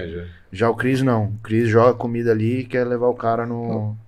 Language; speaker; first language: Portuguese; native; Portuguese